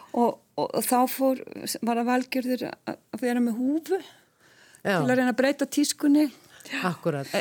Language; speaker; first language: Icelandic; native; Icelandic